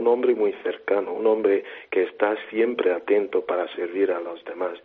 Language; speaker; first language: Spanish; non-native, fluent; Igbo